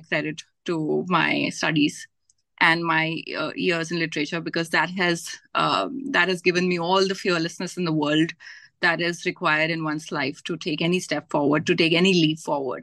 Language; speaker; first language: English; non-native, local second language; Hindi